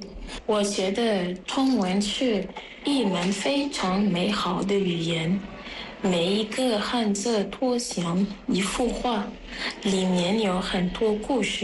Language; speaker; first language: Chinese; non-native, learner; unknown